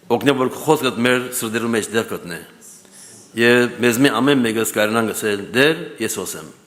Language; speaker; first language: Armenian; early bilingual, heritage; Armenian